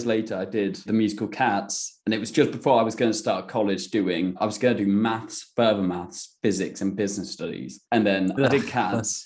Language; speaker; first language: English; native; English